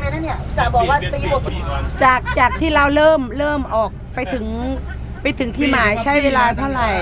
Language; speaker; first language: Thai; native; Thai